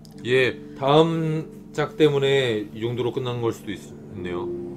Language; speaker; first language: Korean; native; Korean